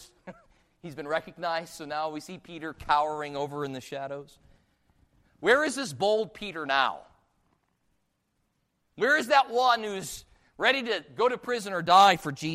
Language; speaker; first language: English; native; English